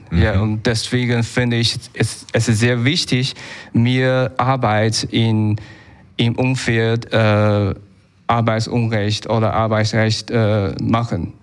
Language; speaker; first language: German; non-native, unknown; Chinese